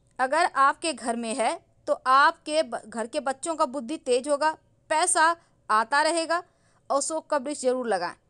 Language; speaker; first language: Hindi; native; Hindi